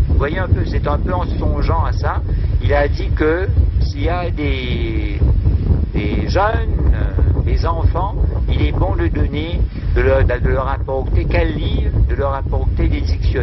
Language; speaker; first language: French; non-native, local second language; Morisyen